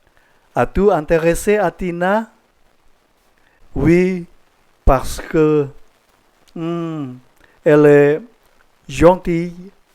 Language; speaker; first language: French; non-native, fluent; Indonesian